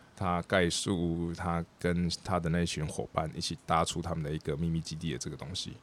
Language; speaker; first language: Chinese; native; Chinese